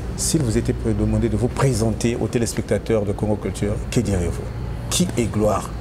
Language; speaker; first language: French; non-native, local second language; Lingala